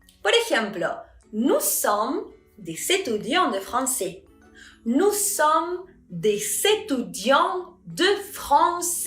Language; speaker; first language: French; non-native, fluent; Spanish